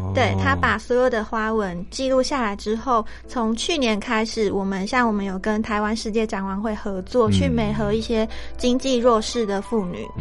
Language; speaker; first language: Chinese; native; Chinese